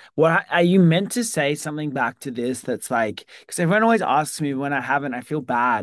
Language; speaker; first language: English; native; English